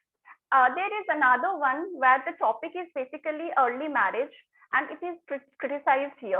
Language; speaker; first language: English; non-native, local second language; Bangla